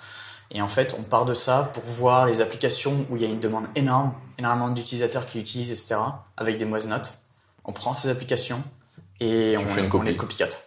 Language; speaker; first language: French; native; French